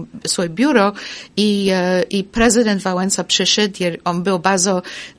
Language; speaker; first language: Polish; non-native, fluent; English